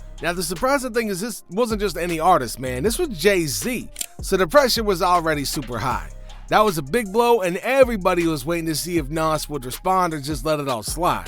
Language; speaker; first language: English; native; English